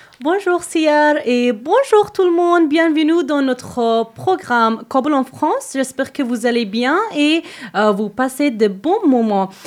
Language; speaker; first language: French; non-native, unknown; Persian